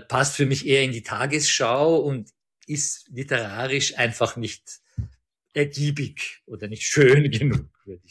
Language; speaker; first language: German; early bilingual, other home language; Persian